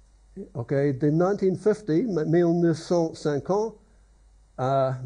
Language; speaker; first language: French; non-native, learner; English